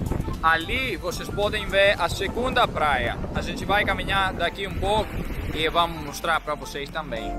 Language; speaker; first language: Portuguese; non-native, fluent; Greek